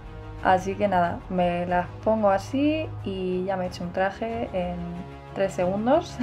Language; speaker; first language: Spanish; native; Spanish